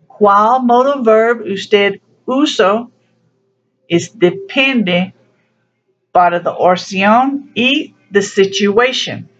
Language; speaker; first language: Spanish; non-native, learner; English